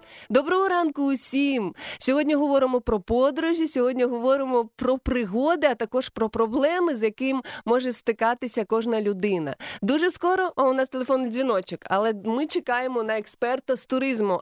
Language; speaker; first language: Ukrainian; native; Ukrainian